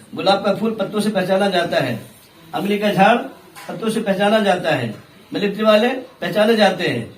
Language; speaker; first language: Urdu; native; Urdu